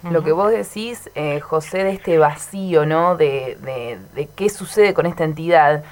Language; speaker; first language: Spanish; native; Spanish